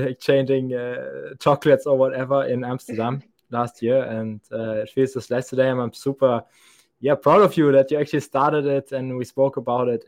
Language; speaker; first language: English; non-native, fluent; German